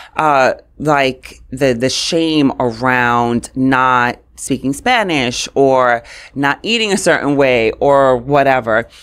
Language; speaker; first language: English; native; English